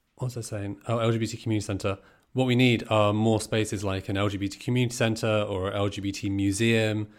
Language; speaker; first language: English; native; English